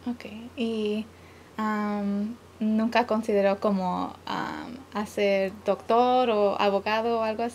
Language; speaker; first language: Spanish; early bilingual, other home language; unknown